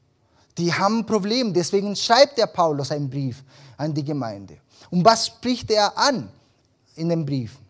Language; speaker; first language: German; early bilingual, other home language; Spanish